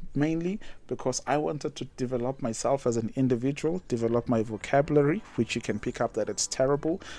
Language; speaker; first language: English; non-native, local second language; Zulu